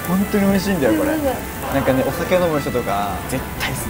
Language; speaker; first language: Japanese; native; Japanese